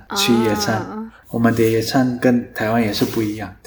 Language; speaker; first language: Chinese; non-native, learner; Kurdish